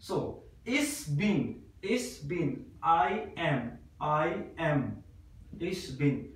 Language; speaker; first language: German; non-native, learner; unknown